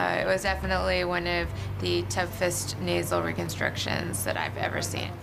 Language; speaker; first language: English; native; English